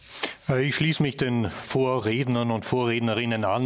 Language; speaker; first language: German; native; German